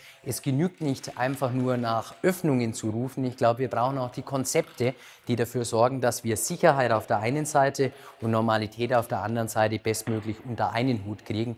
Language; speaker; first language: German; native; German